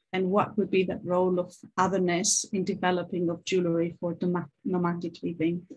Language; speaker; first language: English; non-native, fluent; Greek